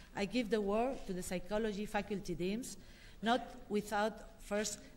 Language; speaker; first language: English; non-native, fluent; Spanish